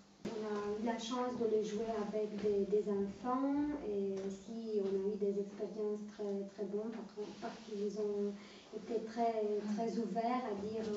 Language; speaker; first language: French; non-native, fluent; Romanian